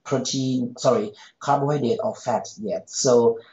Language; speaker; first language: English; non-native, fluent; Thai